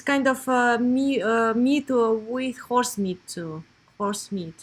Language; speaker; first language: English; non-native, learner; Russian